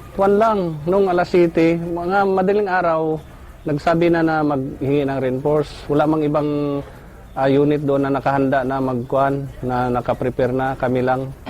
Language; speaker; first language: Filipino; non-native, local second language; Cebuano